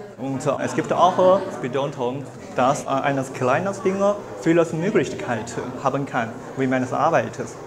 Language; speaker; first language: German; non-native, learner; Chinese